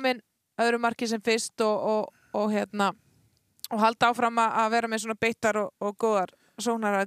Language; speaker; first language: Icelandic; native; Icelandic